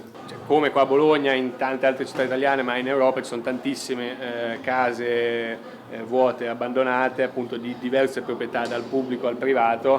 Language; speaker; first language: Italian; native; Italian